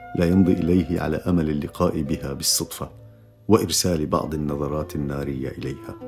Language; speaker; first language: Arabic; non-native, local second language; Kurdish